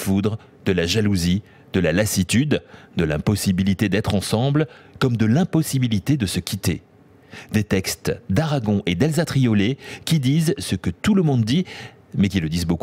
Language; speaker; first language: French; native; French